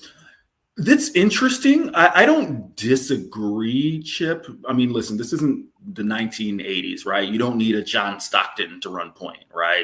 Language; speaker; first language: English; native; English